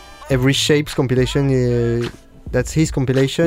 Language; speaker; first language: English; non-native, fluent; French